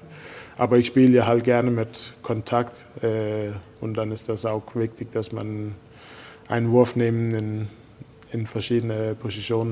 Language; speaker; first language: German; non-native, fluent; Danish